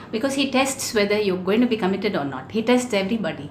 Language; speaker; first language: English; non-native, local second language; Tamil